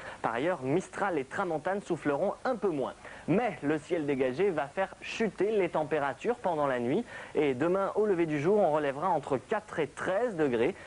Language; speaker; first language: French; native; French